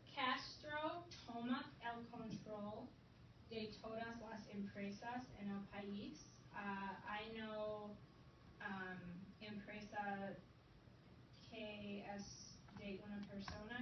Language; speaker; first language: Spanish; non-native, fluent; English